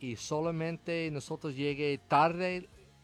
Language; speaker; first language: Spanish; non-native, learner; English